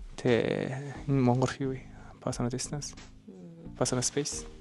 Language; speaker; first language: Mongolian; non-native, learner; Japanese